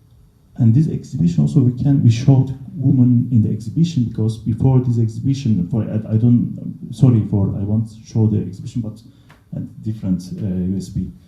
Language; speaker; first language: English; non-native, learner; Kurdish